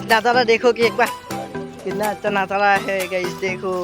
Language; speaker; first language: Hindi; non-native, local second language; Assamese